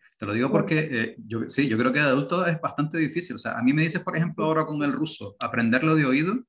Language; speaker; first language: Spanish; native; Spanish